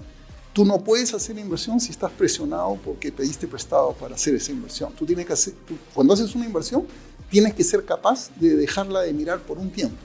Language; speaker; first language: Spanish; native; Spanish